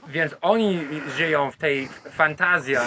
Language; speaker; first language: Polish; non-native, learner; English